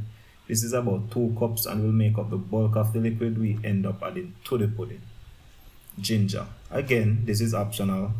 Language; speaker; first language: English; native; English